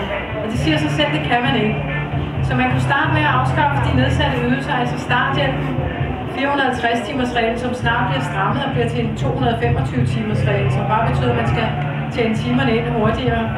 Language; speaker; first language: Danish; native; Danish